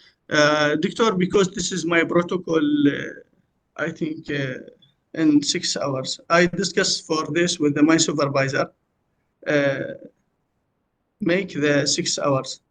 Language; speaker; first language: English; non-native, learner; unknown